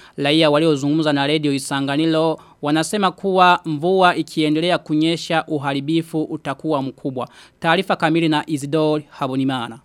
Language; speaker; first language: Swahili; non-native, local second language; Rundi